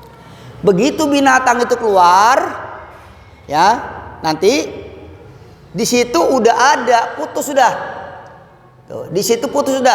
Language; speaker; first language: Indonesian; native; Indonesian